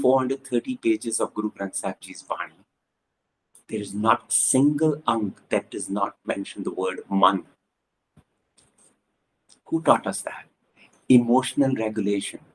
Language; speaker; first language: English; non-native, local second language; Punjabi